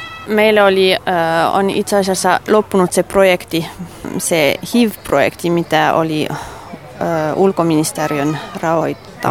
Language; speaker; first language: Finnish; non-native, fluent; French